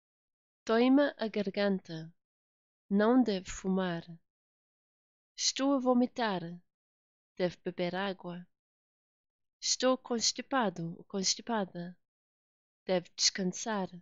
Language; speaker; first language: Portuguese; non-native, fluent; English